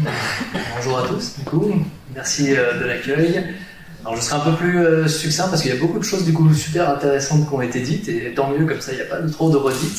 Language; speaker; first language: French; native; French